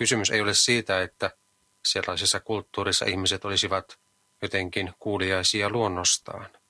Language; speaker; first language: Finnish; native; Finnish